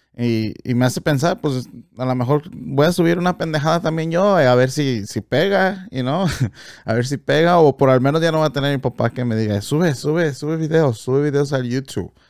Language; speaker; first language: Spanish; early bilingual, heritage; Spanish